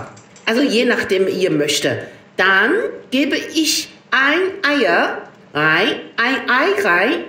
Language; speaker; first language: German; non-native, learner; Chinese